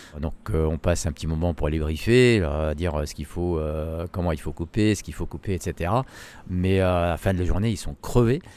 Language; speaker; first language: French; non-native, local second language; Arabic